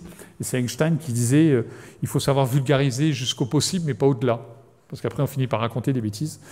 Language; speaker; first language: French; native; French